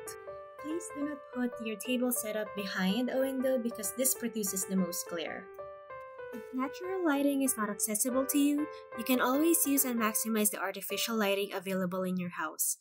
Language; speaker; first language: English; non-native, local second language; Filipino